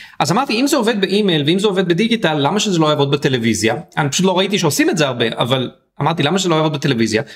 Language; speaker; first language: Hebrew; native; Hebrew